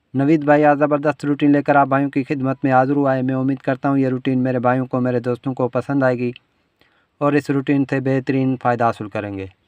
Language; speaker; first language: Urdu; non-native, local second language; Punjabi